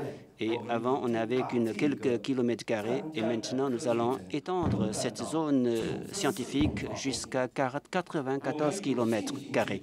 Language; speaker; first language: French; non-native, fluent; Chinese